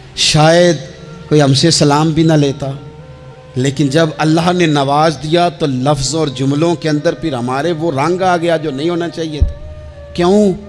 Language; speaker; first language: Urdu; non-native, local second language; Punjabi